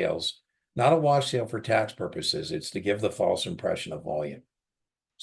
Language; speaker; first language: English; native; English